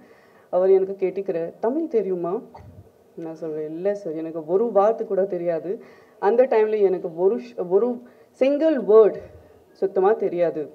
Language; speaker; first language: Tamil; non-native, fluent; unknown